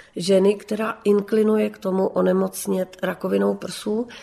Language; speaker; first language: Czech; native; Czech